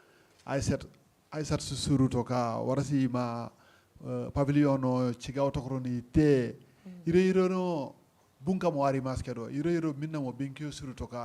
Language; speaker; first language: Japanese; non-native, learner; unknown